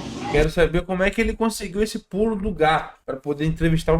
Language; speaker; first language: Portuguese; native; Portuguese